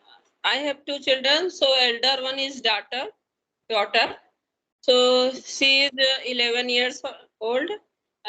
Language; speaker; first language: English; non-native, learner; Hindi